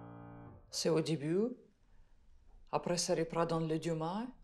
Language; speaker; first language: French; non-native, fluent; Russian